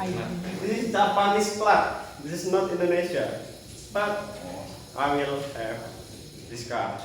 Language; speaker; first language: English; non-native, learner; Indonesian